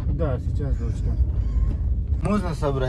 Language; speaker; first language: Russian; non-native, learner; Hindi